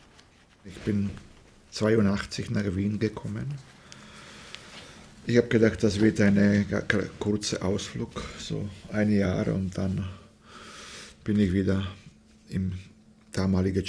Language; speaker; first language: German; non-native, fluent; Slovak